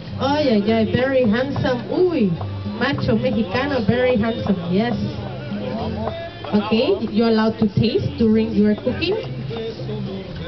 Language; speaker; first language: English; non-native, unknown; Spanish